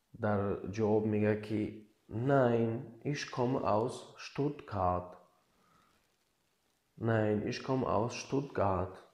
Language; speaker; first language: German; non-native, learner; Tajik